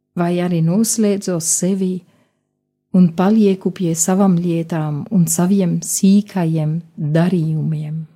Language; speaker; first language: Latvian; non-native, fluent; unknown